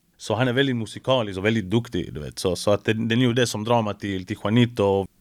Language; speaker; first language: Swedish; early bilingual, other home language; Spanish